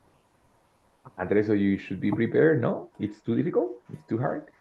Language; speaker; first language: English; non-native, fluent; Spanish